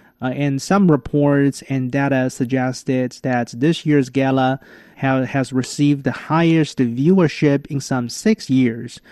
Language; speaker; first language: English; non-native, fluent; Chinese